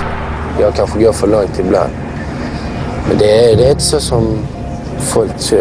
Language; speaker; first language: Swedish; early bilingual, other home language; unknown